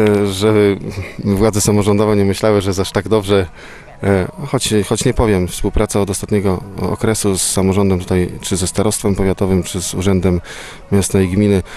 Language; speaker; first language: Polish; native; Polish